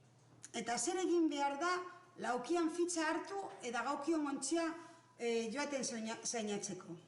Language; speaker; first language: Basque; non-native, local second language; Spanish